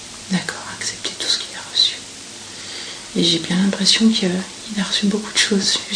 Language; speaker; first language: French; native; French